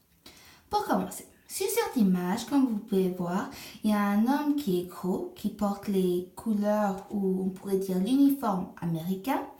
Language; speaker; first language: French; non-native, fluent; English